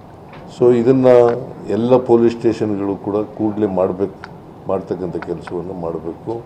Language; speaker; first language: Kannada; native; Kannada